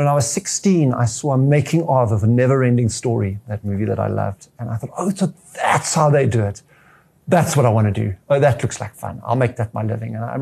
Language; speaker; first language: English; native; English